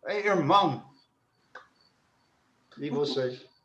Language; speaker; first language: Portuguese; non-native, fluent; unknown